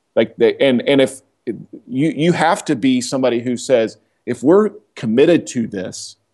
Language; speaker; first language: English; native; English